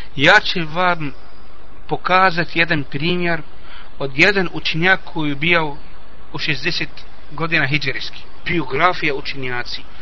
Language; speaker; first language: Bosnian; non-native, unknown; Arabic